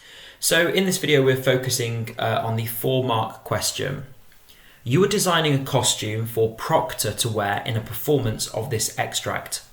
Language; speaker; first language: English; native; English